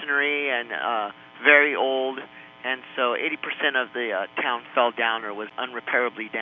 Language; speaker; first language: English; non-native, fluent; Spanish